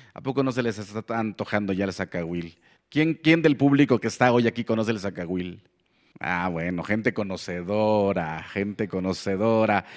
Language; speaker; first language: Spanish; non-native, local second language; Nahuatl languages